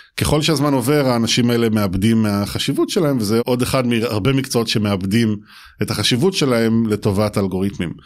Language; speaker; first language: Hebrew; native; Hebrew